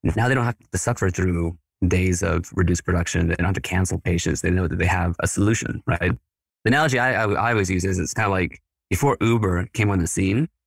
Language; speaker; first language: English; early bilingual, other home language; Spanish